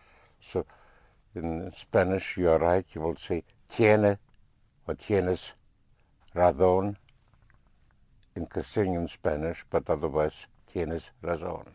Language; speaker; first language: Spanish; non-native, fluent; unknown